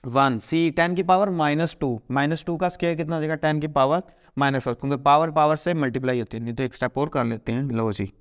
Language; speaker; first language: Hindi; native; Hindi